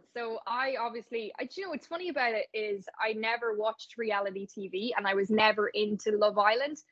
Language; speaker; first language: English; native; English